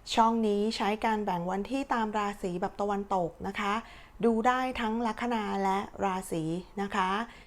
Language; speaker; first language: Thai; native; Thai